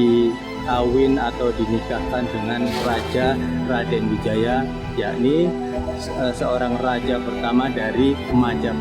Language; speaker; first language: Indonesian; native; Indonesian